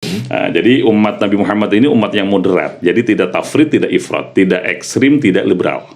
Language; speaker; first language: Indonesian; native; Indonesian